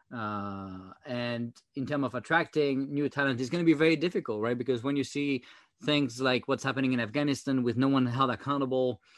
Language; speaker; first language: English; non-native, fluent; French